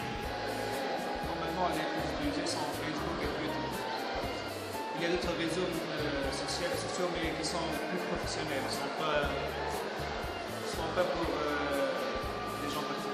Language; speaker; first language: French; non-native, local second language; Arabic